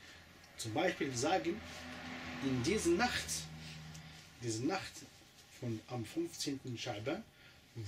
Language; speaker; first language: German; non-native, fluent; Arabic